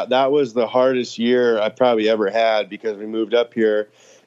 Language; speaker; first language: English; native; English